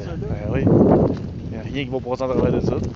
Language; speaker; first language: French; native; French